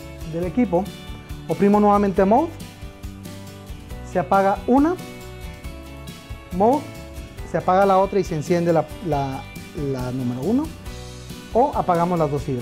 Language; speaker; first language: Spanish; native; Spanish